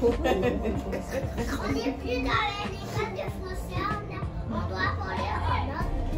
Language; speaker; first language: French; early bilingual, heritage; French